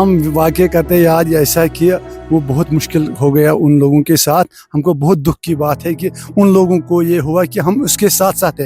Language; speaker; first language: Hindi; non-native, local second language; Kashmiri